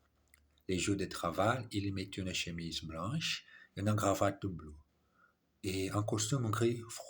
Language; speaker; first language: French; non-native, learner; English